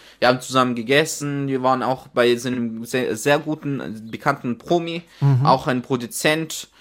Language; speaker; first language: German; non-native, fluent; Arabic